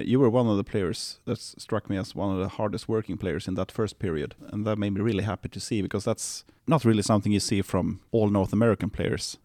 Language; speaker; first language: English; non-native, fluent; Swedish